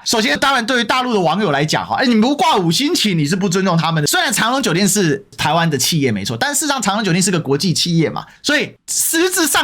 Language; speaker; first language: Chinese; native; Chinese